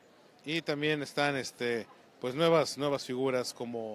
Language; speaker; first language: Spanish; native; Spanish